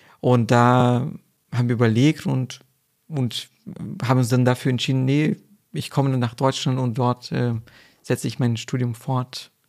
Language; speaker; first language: German; non-native, fluent; Portuguese